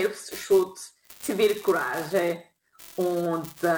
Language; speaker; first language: German; non-native, fluent; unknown